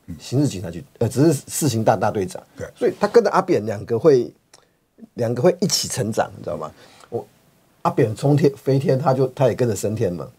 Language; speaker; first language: Chinese; native; Chinese